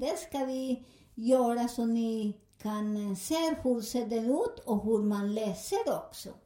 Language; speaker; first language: Swedish; non-native, learner; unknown